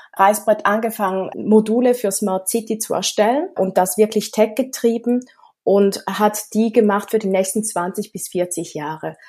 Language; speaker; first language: German; native; German